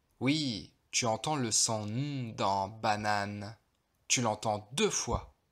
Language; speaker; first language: French; non-native, local second language; Arabic